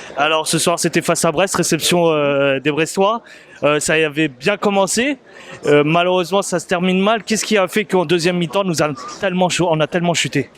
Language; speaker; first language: French; native; French